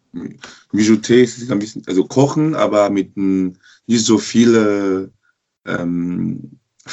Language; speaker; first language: German; non-native, local second language; French